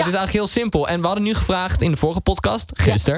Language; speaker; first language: Dutch; native; Dutch